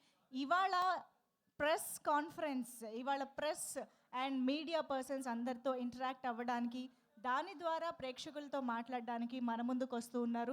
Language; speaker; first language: Telugu; native; Telugu